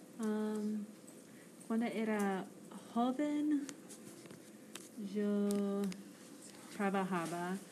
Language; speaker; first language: Spanish; non-native, learner; English